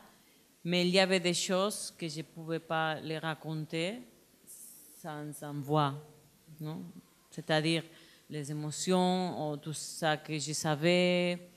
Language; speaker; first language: French; non-native, learner; Spanish